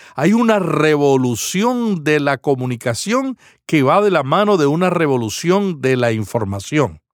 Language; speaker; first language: Spanish; native; Spanish